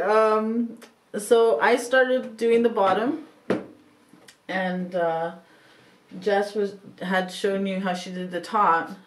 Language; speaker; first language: English; native; English